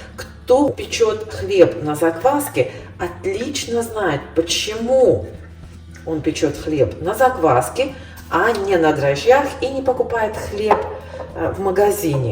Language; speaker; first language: Russian; native; Russian